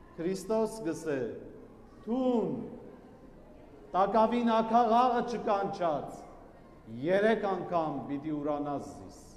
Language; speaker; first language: Armenian; native; Armenian